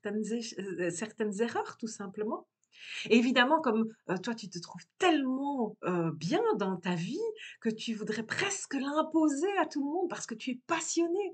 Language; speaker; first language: French; native; French